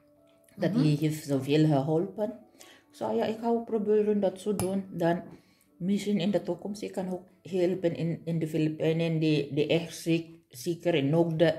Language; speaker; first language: Dutch; non-native, learner; Filipino